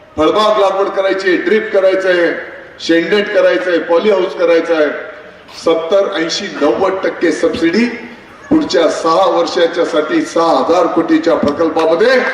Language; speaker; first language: Marathi; native; Marathi